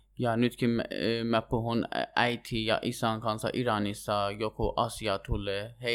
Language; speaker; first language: Finnish; non-native, learner; Persian